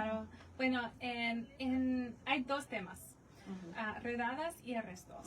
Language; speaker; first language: Spanish; non-native, fluent; English